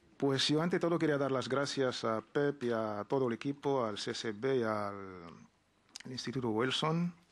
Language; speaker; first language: Spanish; non-native, fluent; Arabic